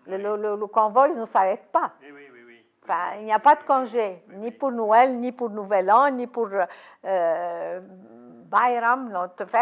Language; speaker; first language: French; non-native, fluent; Arabic